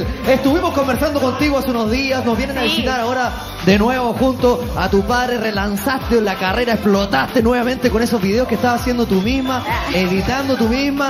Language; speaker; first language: Spanish; native; Spanish